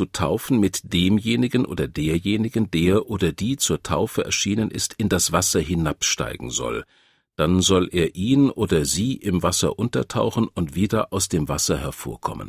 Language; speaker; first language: German; native; German